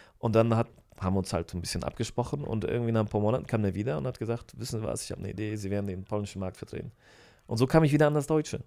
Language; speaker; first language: German; native; German